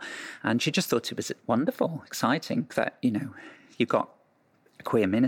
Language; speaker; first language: English; native; English